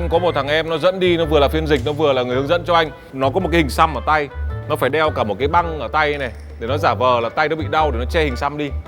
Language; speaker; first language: Vietnamese; native; Vietnamese